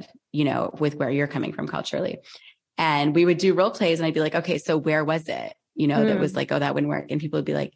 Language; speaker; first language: English; native; English